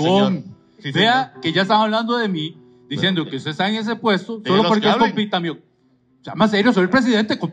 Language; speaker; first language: Spanish; native; Spanish